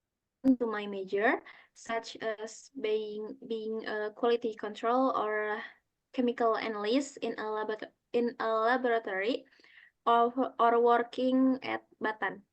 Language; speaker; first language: English; non-native, learner; Indonesian